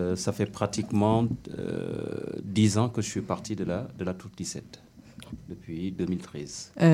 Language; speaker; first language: French; non-native, local second language; Wolof